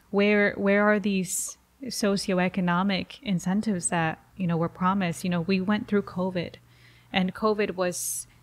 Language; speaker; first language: English; early bilingual, other home language; Spanish